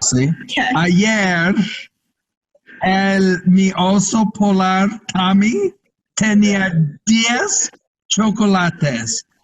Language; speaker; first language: Spanish; non-native, fluent; English